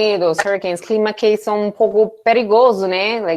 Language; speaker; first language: Portuguese; non-native, learner; English